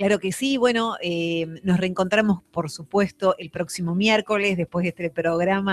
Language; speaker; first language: Spanish; native; Spanish